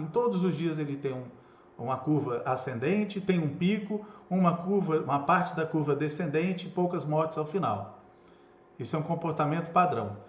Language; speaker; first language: Portuguese; native; Portuguese